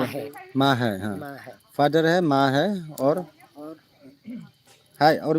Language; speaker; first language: Hindi; non-native, local second language; Bodo